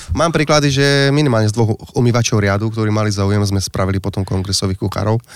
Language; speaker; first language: Slovak; native; Slovak